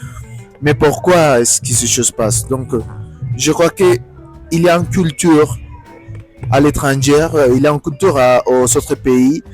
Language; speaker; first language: French; non-native, learner; Spanish